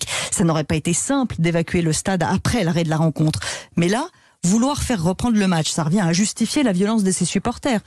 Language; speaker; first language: French; native; French